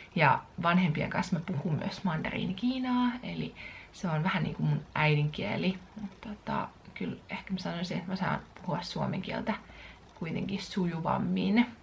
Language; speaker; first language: Finnish; early bilingual, other home language; Chinese